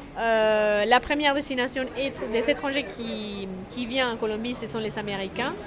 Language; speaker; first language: French; non-native, fluent; Spanish